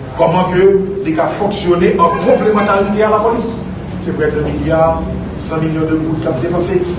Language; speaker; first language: French; non-native, local second language; Haitian Creole